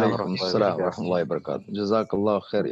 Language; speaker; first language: Arabic; non-native, learner; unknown